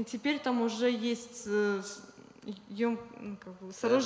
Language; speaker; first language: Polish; non-native, learner; Russian